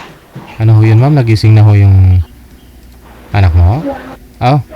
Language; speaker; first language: Filipino; native; Filipino